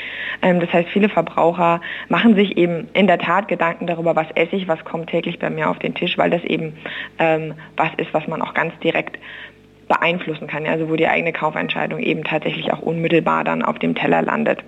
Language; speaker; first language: German; native; German